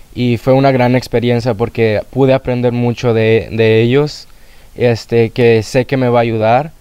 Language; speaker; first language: Spanish; early bilingual, heritage; Spanish